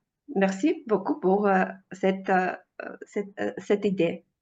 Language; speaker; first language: French; non-native, fluent; Russian